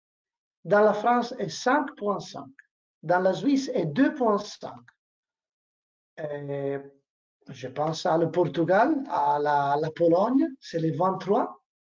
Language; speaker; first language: French; non-native, learner; Italian